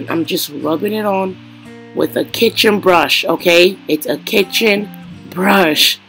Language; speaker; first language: English; non-native, local second language; Yoruba